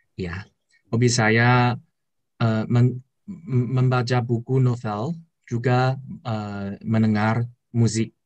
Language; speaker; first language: Indonesian; non-native, learner; Chinese